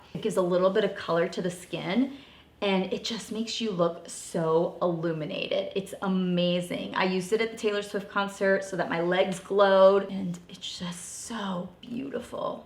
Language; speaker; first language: English; native; English